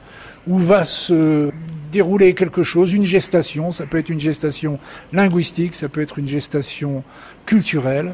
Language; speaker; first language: French; native; French